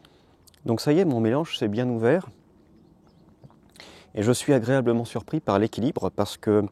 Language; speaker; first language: French; native; French